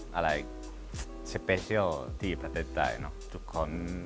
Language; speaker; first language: Thai; non-native, learner; Spanish